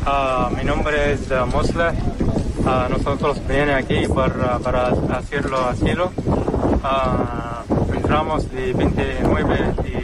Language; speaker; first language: Spanish; non-native, learner; Arabic